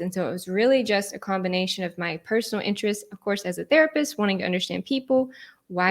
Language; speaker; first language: English; native; English